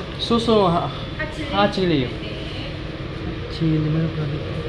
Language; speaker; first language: Korean; non-native, learner; Filipino